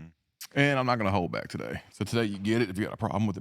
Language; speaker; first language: English; native; English